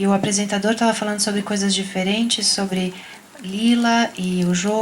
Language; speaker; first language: Portuguese; native; Portuguese